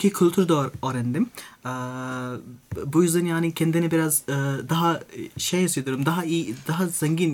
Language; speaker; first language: Turkish; non-native, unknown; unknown